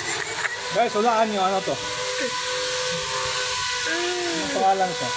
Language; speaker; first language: Filipino; non-native, local second language; Cebuano